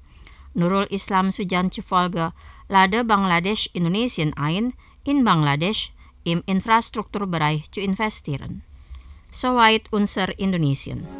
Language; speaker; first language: German; non-native, fluent; Indonesian